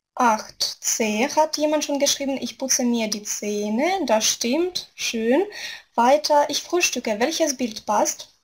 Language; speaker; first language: German; non-native, fluent; Russian